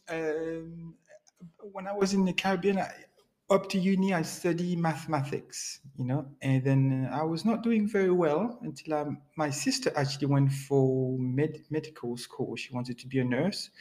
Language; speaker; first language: English; non-native, fluent; French